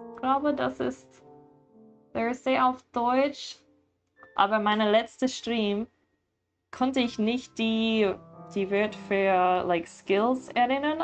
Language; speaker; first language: German; non-native, learner; English